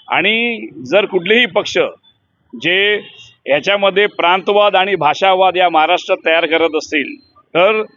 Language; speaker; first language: Marathi; non-native, local second language; Hindi